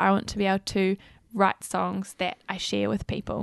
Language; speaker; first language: English; native; English